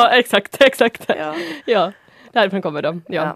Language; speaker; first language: Swedish; non-native, local second language; Finnish